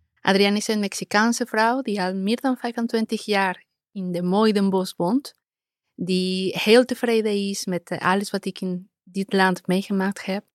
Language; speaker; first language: Dutch; non-native, fluent; Spanish